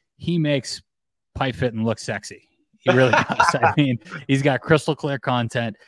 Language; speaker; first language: English; native; English